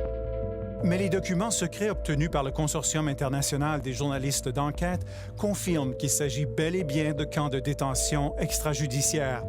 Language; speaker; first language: French; native; French